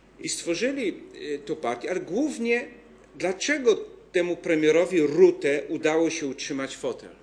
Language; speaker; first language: Polish; native; Polish